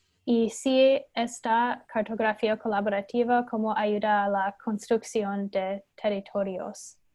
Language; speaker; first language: Spanish; non-native, fluent; English